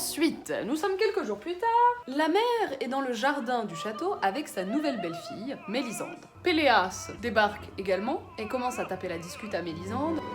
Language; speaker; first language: French; native; French